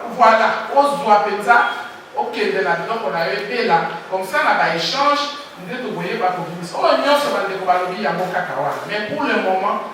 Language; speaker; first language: Lingala; native; Lingala